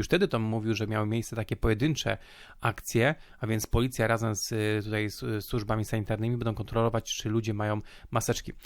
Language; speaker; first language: Polish; native; Polish